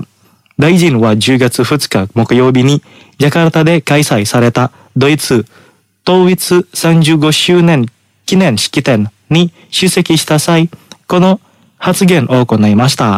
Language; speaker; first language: Japanese; non-native, fluent; Indonesian